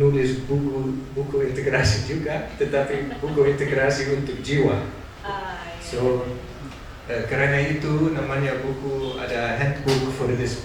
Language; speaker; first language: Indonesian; non-native, learner; Dutch